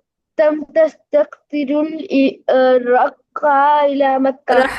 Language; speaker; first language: Arabic; non-native, learner; Urdu